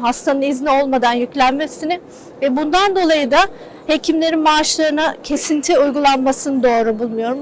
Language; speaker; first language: Turkish; non-native, local second language; Kurdish